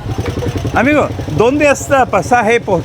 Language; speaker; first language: Spanish; non-native, learner; Hindi